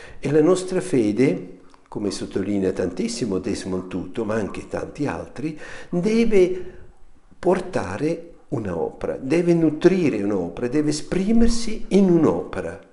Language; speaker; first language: Italian; non-native, fluent; German